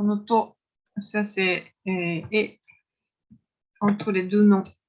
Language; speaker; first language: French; non-native, fluent; Japanese